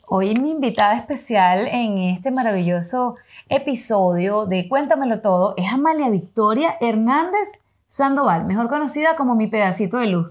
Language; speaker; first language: Spanish; native; Spanish